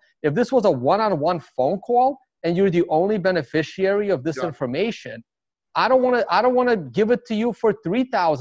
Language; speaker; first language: English; early bilingual, other home language; Russian